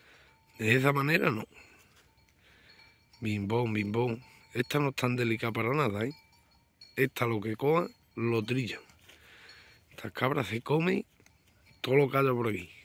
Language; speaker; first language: Spanish; native; Spanish